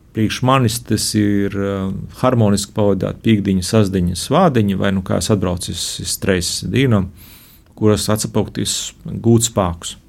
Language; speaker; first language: Latvian; native; Latvian